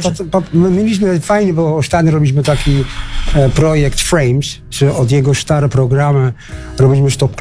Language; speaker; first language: Polish; non-native, fluent; Dutch